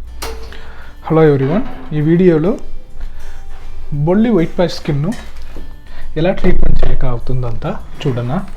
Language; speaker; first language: Telugu; non-native, learner; Kannada